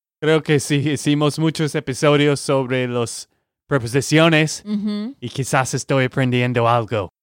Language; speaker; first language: Spanish; non-native, learner; English